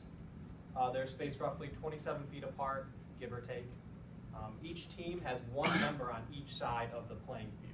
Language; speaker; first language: English; native; English